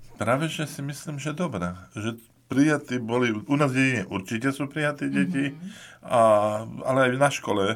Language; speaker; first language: Slovak; native; Slovak